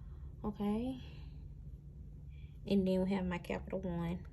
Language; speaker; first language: English; native; English